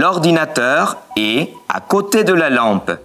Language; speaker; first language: French; non-native, fluent; Spanish